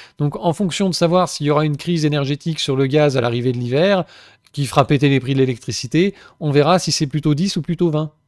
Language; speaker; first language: French; native; French